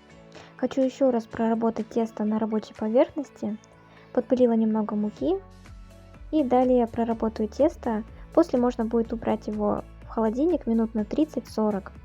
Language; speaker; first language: Russian; native; Russian